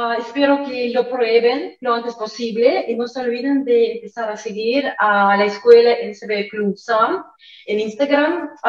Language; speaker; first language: Spanish; non-native, fluent; Russian